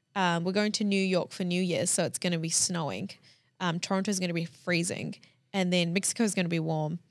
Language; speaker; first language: English; early bilingual, other home language; Hindi